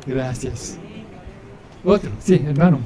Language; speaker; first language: Spanish; non-native, fluent; English